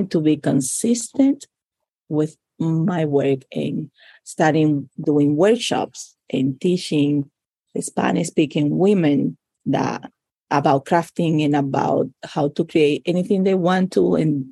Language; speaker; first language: English; non-native, fluent; Spanish